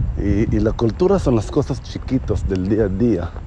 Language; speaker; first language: Spanish; non-native, fluent; Hebrew